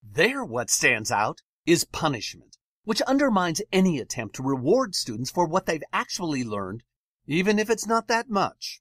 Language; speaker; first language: English; native; English